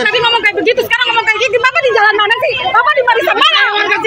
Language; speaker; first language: Malay; native; Malay